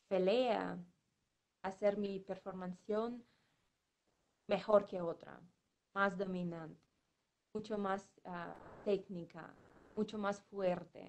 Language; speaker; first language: Spanish; non-native, fluent; Russian